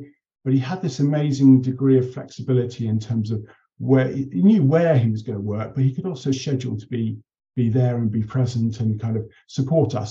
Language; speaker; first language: English; native; English